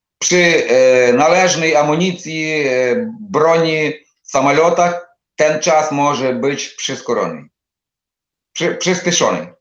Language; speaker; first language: Polish; non-native, learner; Ukrainian